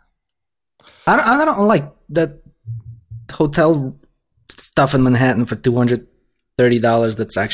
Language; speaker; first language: English; non-native, fluent; Russian